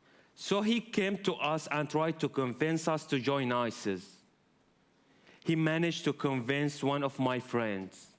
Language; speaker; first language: English; non-native, fluent; Arabic